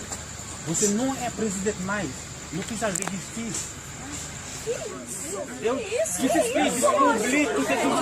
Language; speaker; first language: Portuguese; non-native, learner; Haitian Creole